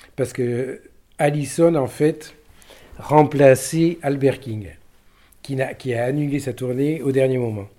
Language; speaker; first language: French; native; French